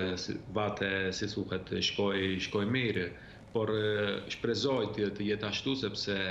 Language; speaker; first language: Albanian; early bilingual, heritage; Albanian